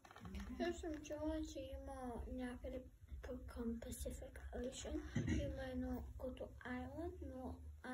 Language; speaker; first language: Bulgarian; early bilingual, heritage; Bulgarian